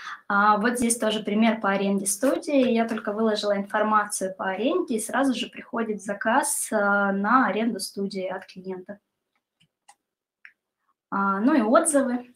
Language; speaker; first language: Russian; native; Russian